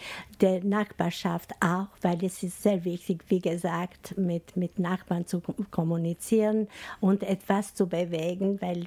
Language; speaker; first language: German; non-native, fluent; Albanian